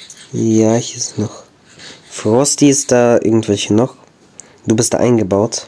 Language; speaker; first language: German; native; German